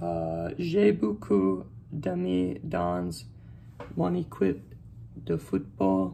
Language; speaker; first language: French; non-native, learner; English